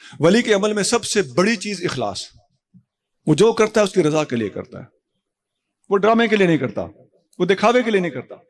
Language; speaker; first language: Urdu; non-native, local second language; Punjabi